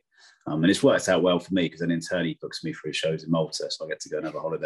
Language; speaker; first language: English; native; English